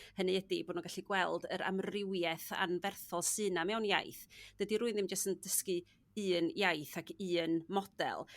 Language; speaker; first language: Welsh; native; Welsh